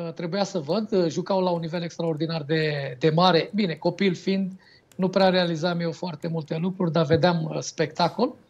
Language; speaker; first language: Romanian; native; Romanian